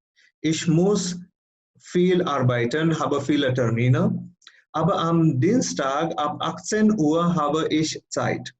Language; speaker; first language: German; non-native, fluent; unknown